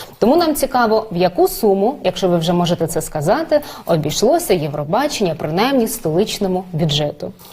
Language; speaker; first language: Ukrainian; native; Ukrainian